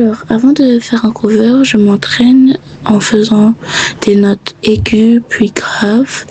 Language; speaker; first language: French; native; French